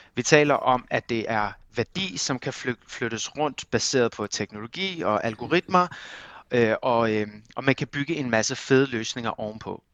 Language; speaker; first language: Danish; early bilingual, other home language; Armenian